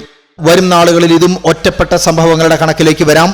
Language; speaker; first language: Malayalam; native; Malayalam